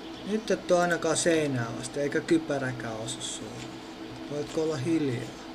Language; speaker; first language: Finnish; native; Finnish